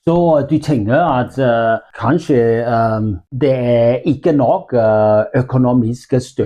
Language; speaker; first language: Norwegian; non-native, learner; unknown